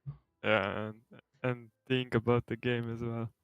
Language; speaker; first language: English; non-native, learner; Slovenian